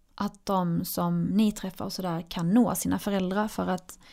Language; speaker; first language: Swedish; early bilingual, other home language; Arabic